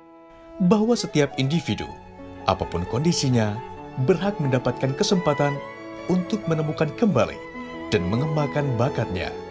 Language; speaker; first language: Indonesian; native; Indonesian